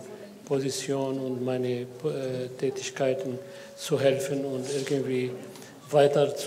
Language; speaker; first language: German; non-native, fluent; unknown